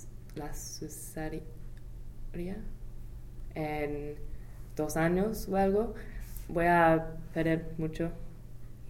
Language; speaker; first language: Spanish; non-native, fluent; English